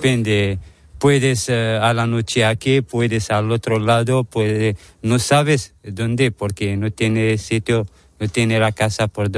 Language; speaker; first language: Spanish; non-native, learner; Arabic